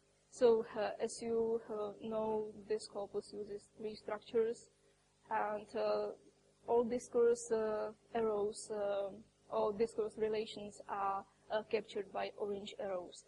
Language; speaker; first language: English; non-native, fluent; Czech